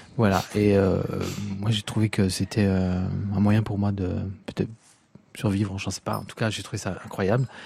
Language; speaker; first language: French; native; French